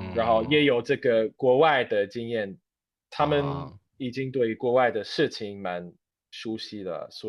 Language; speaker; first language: Chinese; non-native, fluent; English